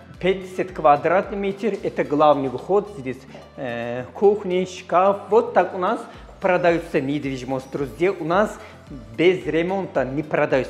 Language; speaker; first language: Russian; non-native, learner; Turkish